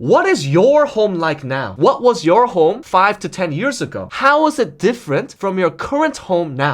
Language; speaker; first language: English; early bilingual, other home language; Korean